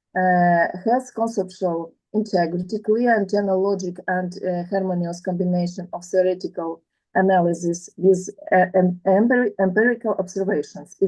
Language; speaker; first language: English; non-native, fluent; Ukrainian